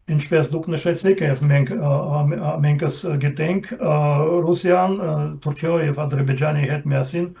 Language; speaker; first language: Armenian; non-native, fluent; German